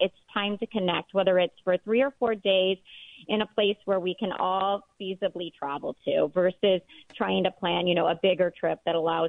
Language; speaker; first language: English; native; English